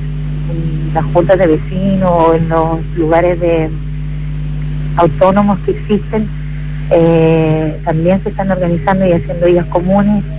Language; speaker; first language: Spanish; native; Spanish